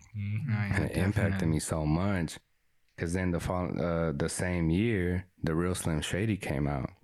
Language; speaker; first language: English; early bilingual, other home language; Spanish